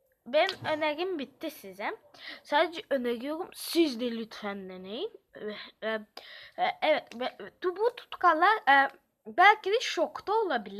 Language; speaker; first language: Turkish; early bilingual, heritage; Turkish